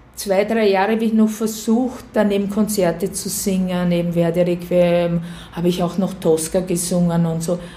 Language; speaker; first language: German; native; German